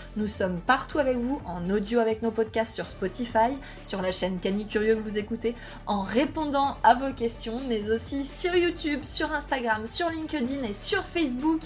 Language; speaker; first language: French; native; French